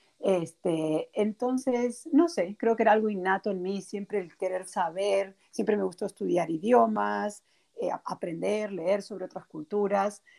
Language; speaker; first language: Spanish; native; Spanish